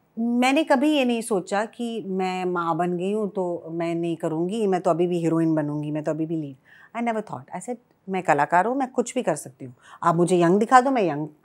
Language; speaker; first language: Hindi; native; Hindi